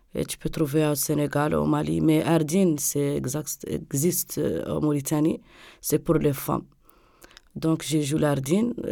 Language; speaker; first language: French; non-native, local second language; Arabic